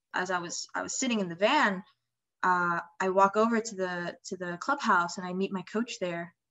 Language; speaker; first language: English; non-native, fluent; Indonesian